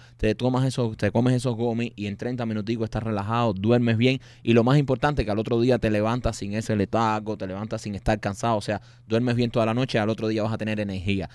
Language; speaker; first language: Spanish; native; Spanish